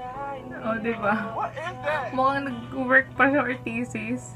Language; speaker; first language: Filipino; native; Filipino